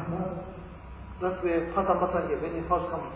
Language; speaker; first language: Russian; non-native, learner; Tibetan